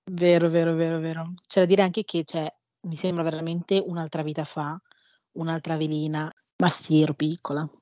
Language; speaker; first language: Italian; early bilingual, other home language; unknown